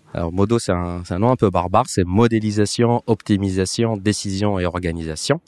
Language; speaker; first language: French; non-native, local second language; Arabic